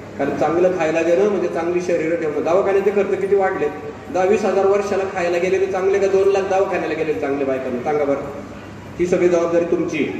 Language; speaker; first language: Marathi; native; Marathi